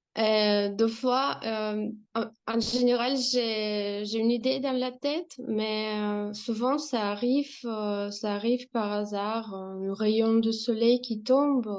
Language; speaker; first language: French; non-native, fluent; Russian